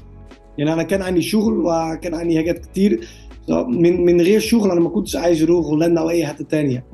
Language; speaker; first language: Arabic; non-native, learner; Dutch